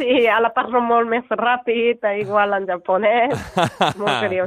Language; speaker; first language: Catalan; non-native, learner; Japanese